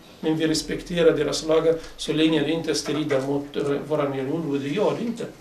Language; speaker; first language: Swedish; non-native, fluent; Arabic